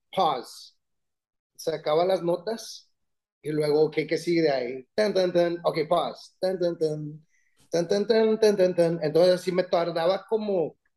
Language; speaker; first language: Spanish; early bilingual, heritage; Spanish